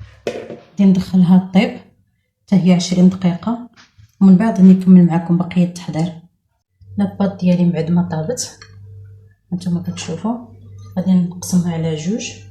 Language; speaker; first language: Arabic; native; Arabic